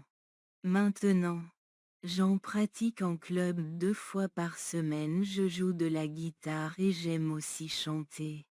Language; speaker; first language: French; non-native, learner; Bangla